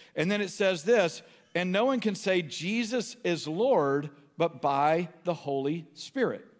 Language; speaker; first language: English; native; English